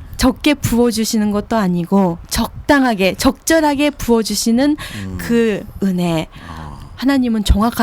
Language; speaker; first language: Korean; early bilingual, heritage; Korean